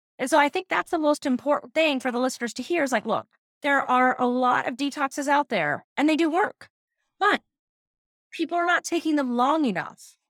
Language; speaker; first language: English; native; English